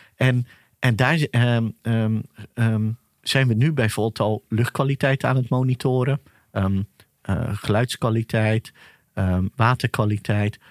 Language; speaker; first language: Dutch; early bilingual, other home language; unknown